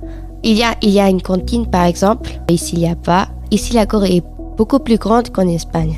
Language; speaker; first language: French; non-native, fluent; Spanish